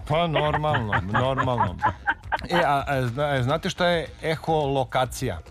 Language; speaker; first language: Serbian; native; Serbian